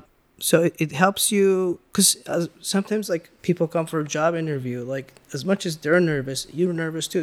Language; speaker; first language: English; early bilingual, other home language; Persian